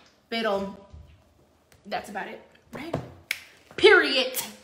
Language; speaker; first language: English; early bilingual, other home language; Spanish